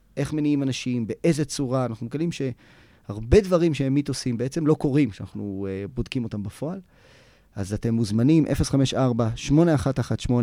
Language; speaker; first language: Hebrew; native; Hebrew